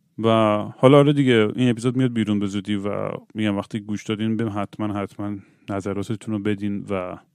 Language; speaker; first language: Persian; native; Persian